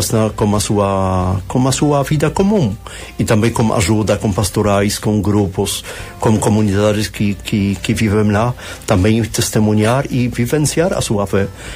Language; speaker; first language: Portuguese; non-native, fluent; Polish